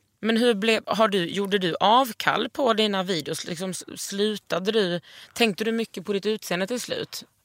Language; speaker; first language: Swedish; native; Swedish